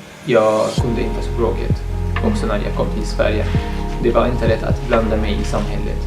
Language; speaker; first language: Swedish; non-native, fluent; Arabic